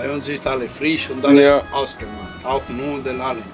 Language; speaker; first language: German; non-native, learner; Italian